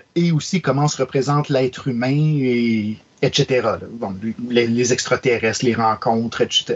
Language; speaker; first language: French; native; French